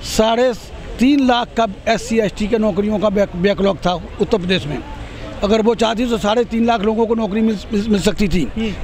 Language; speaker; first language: Hindi; native; Hindi